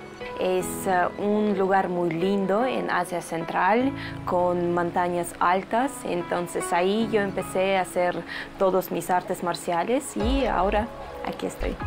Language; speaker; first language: Spanish; non-native, fluent; Russian